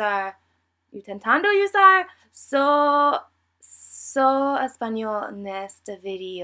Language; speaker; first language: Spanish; non-native, learner; English